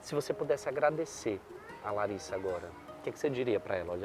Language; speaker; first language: Portuguese; native; Portuguese